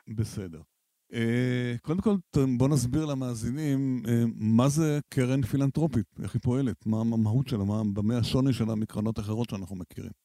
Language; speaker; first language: Hebrew; native; Hebrew